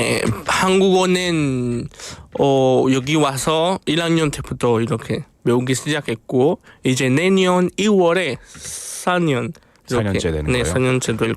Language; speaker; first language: Korean; non-native, fluent; Spanish